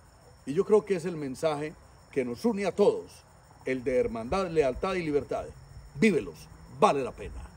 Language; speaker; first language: Spanish; native; Spanish